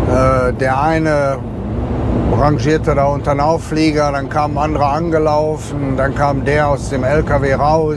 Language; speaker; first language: German; native; German